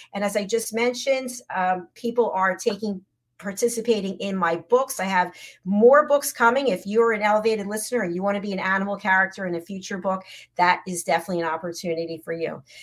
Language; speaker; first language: English; native; English